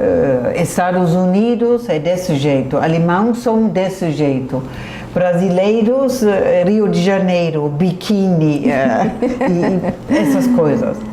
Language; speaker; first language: Portuguese; non-native, fluent; German